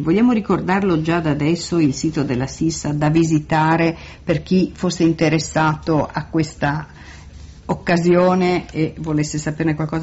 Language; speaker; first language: Italian; native; Italian